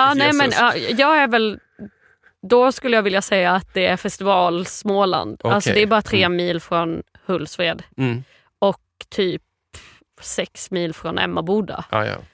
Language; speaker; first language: Swedish; native; Swedish